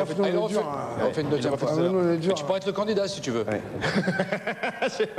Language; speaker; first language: French; native; French